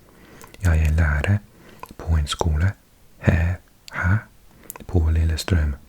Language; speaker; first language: Swedish; non-native, learner; English